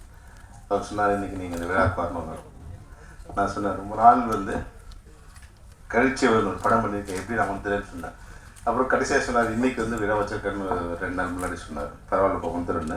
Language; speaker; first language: Tamil; native; Tamil